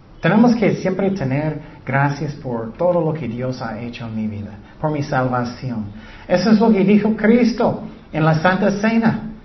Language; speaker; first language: Spanish; non-native, learner; English